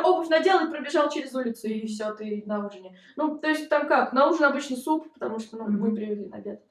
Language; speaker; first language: Russian; early bilingual, heritage; Russian